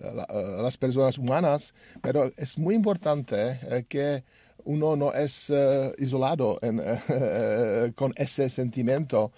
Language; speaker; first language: Spanish; non-native, learner; Czech